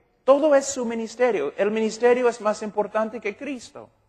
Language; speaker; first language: Spanish; non-native, fluent; English